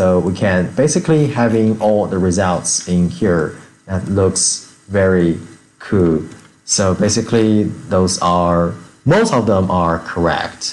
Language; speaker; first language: English; non-native, fluent; Chinese